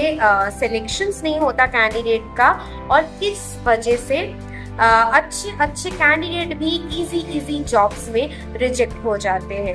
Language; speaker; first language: Hindi; non-native, local second language; Bangla